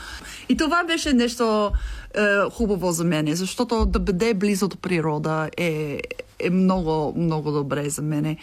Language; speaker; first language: Bulgarian; non-native, learner; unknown